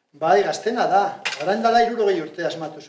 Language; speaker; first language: Basque; non-native, local second language; Spanish